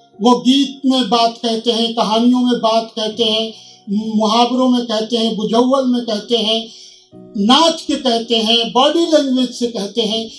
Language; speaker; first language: Hindi; native; Hindi